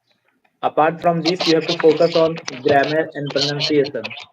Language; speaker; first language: English; non-native, fluent; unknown